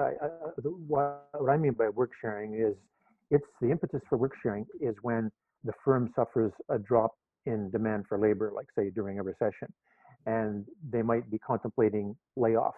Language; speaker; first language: English; native; English